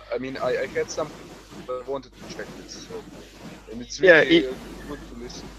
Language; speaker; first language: English; non-native, fluent; Croatian